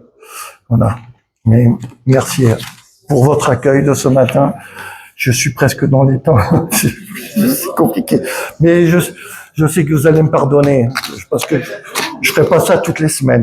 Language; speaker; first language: French; native; French